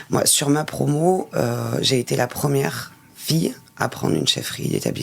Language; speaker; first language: French; native; French